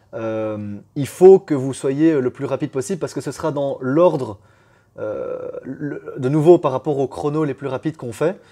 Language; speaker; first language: French; native; French